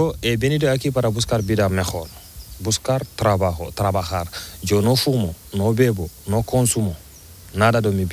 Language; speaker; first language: Spanish; non-native, learner; Fula